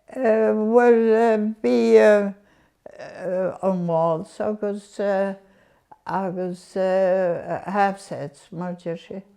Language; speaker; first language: Irish; native; Irish